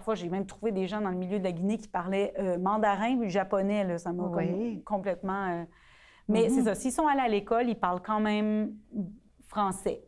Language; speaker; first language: French; native; French